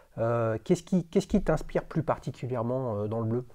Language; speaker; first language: French; native; French